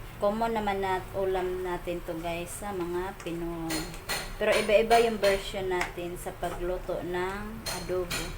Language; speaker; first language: Filipino; native; Filipino